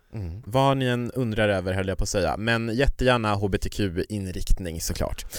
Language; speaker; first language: Swedish; native; Swedish